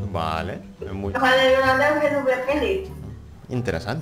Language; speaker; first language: Spanish; non-native, learner; Indonesian